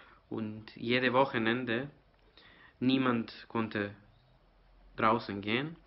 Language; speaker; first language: German; non-native, learner; Serbian